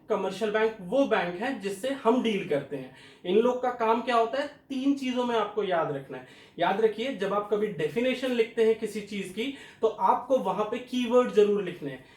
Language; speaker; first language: Hindi; native; Hindi